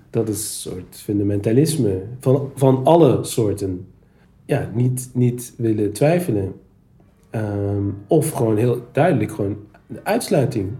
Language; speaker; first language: Dutch; early bilingual, other home language; Turkish